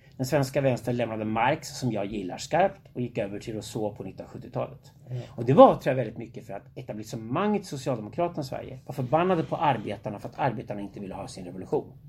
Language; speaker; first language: Swedish; native; Swedish